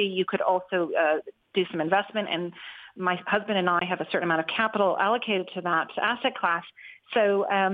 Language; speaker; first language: English; native; English